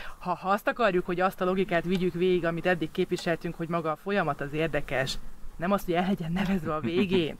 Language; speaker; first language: Hungarian; native; Hungarian